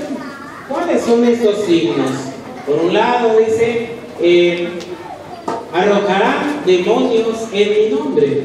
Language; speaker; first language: Spanish; native; Spanish